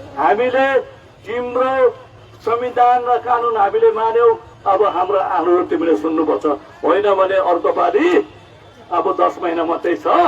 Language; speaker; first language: Nepali; native; Nepali